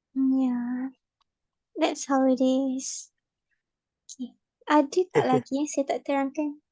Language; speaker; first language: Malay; native; Malay